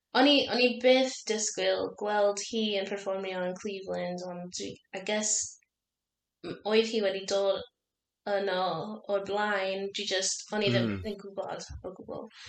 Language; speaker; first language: Welsh; non-native, learner; English